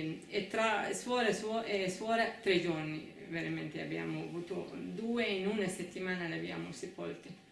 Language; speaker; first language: Italian; non-native, fluent; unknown